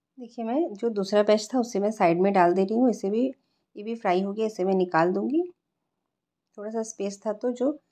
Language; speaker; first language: Hindi; native; Hindi